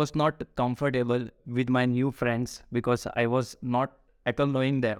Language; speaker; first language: English; non-native, local second language; Gujarati